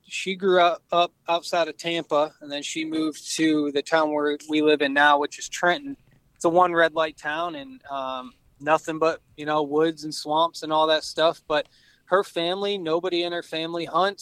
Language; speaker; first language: English; native; English